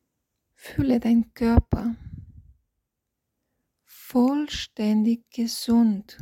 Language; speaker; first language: German; non-native, fluent; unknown